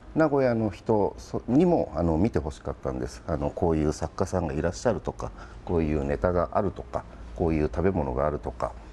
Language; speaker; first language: Japanese; native; Japanese